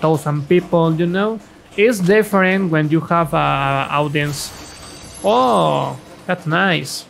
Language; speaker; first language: English; non-native, learner; Spanish